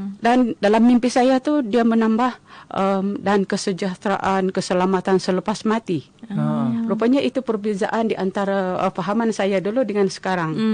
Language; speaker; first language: Malay; non-native, local second language; Central Dusun